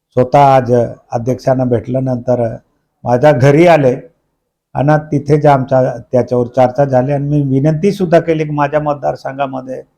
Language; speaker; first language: Marathi; non-native, local second language; Bhili